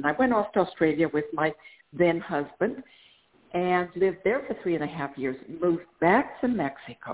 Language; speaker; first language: English; non-native, fluent; Spanish